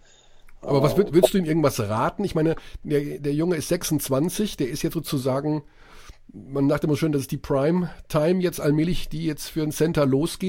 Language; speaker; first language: German; native; German